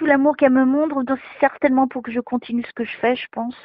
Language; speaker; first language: French; native; French